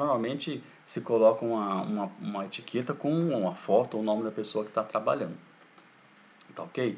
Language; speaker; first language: Portuguese; native; Portuguese